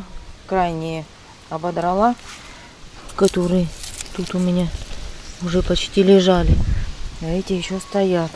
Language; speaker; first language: Russian; native; Russian